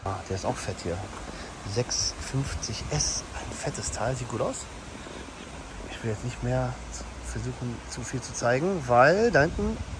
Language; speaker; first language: German; native; German